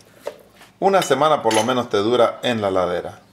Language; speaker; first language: Spanish; native; Spanish